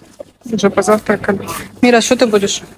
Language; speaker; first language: Russian; native; Russian